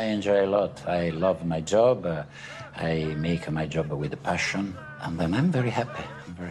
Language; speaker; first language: English; non-native, fluent; Italian